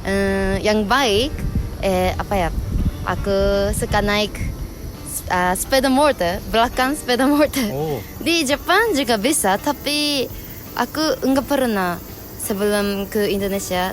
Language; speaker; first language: Indonesian; non-native, learner; Japanese